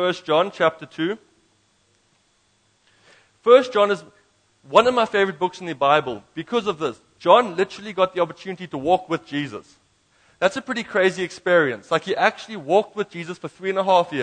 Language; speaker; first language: English; native; English